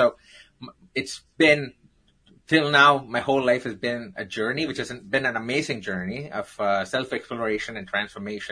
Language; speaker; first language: English; non-native, local second language; Tamil